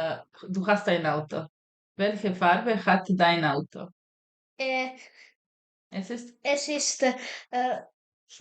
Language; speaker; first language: German; non-native, fluent; Serbian